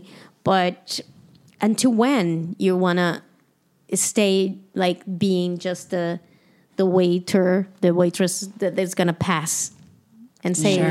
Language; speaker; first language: English; non-native, fluent; Portuguese